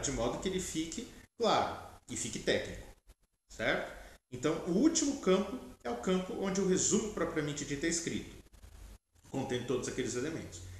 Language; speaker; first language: Portuguese; native; Portuguese